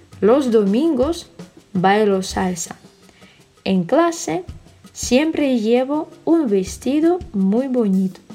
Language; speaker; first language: Spanish; non-native, fluent; Russian